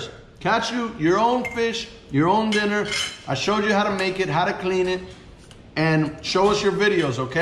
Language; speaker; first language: English; native; English